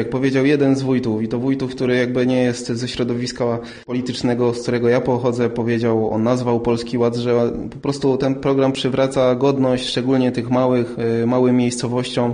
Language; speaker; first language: Polish; native; Polish